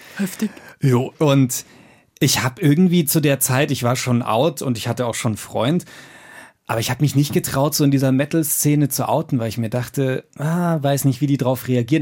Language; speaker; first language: German; native; German